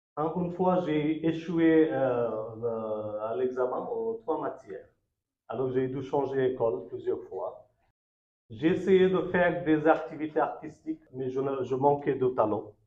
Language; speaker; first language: French; non-native, fluent; Bangla